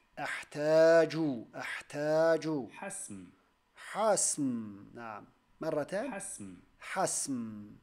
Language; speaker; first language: Arabic; non-native, fluent; Turkish